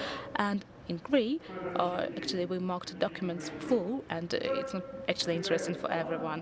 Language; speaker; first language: English; non-native, fluent; Russian